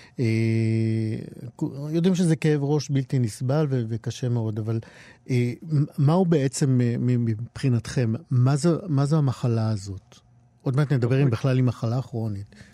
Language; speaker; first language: Hebrew; native; Hebrew